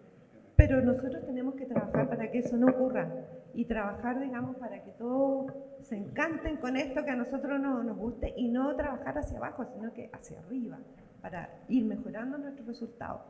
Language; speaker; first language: Spanish; native; Spanish